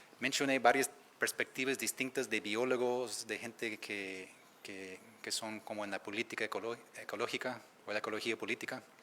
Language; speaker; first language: Spanish; non-native, fluent; English